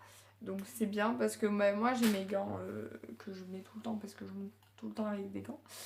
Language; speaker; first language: French; native; French